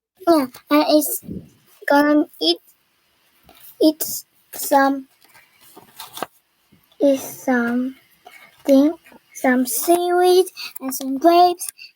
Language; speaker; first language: English; non-native, learner; Korean